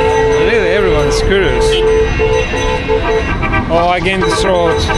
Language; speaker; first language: English; non-native, fluent; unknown